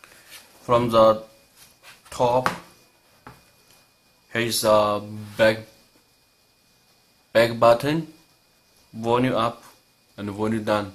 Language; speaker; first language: English; non-native, learner; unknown